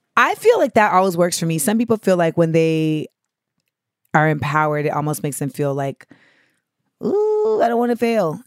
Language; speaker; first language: English; native; English